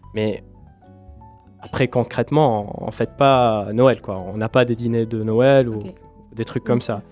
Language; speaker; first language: French; non-native, local second language; Arabic